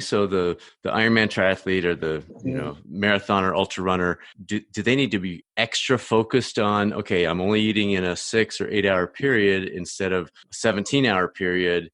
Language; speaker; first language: English; native; English